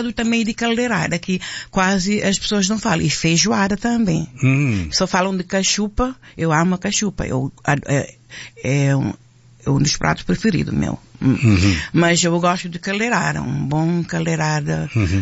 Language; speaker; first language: Portuguese; non-native, local second language; Kabuverdianu